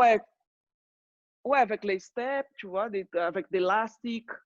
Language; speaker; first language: French; non-native, fluent; Portuguese